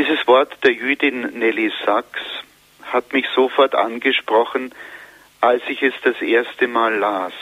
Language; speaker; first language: German; native; German